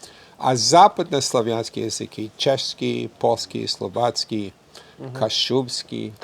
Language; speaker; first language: Russian; non-native, fluent; English